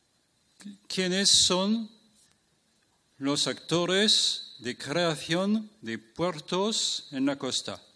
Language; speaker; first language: Spanish; non-native, fluent; French